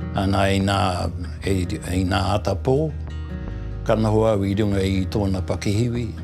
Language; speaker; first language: Māori; native; Māori